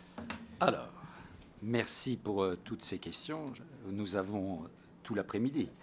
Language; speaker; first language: French; native; French